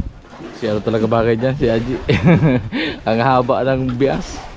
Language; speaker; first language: Filipino; native; Filipino